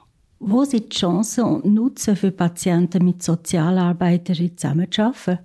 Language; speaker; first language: German; native; German